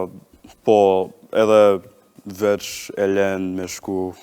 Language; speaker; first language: Albanian; non-native, learner; English